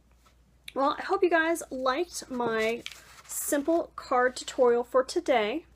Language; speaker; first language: English; native; English